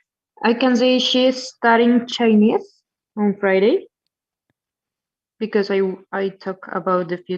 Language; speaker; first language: English; non-native, learner; Spanish